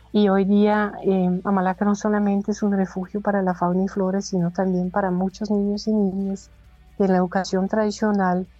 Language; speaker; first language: Spanish; non-native, fluent; German